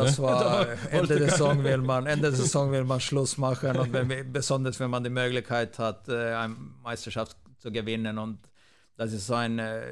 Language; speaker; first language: German; non-native, fluent; Swedish